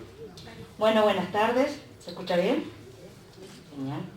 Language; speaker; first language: Spanish; native; Spanish